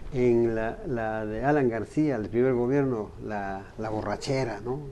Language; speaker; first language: Spanish; native; Spanish